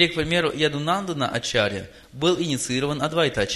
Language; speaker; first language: Russian; native; Russian